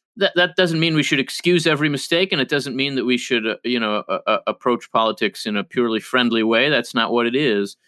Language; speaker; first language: English; early bilingual, other home language; Hebrew